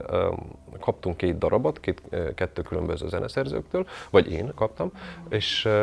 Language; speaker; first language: Hungarian; non-native, fluent; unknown